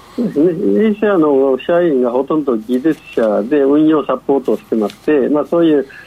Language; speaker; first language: Japanese; non-native, fluent; Chinese